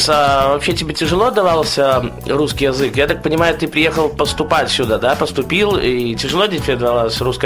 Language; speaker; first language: Russian; native; Russian